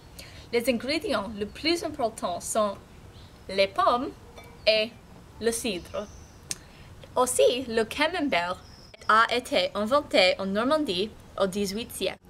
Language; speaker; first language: French; non-native, learner; English